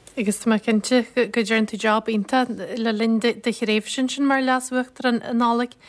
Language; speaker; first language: Irish; native; Irish